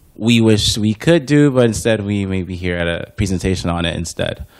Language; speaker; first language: English; native; English